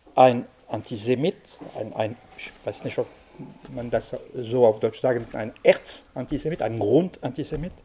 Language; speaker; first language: German; non-native, fluent; French